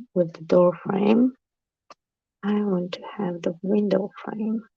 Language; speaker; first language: English; non-native, fluent; Polish